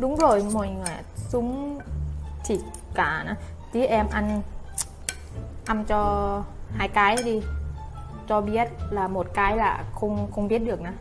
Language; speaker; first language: Vietnamese; non-native, learner; Thai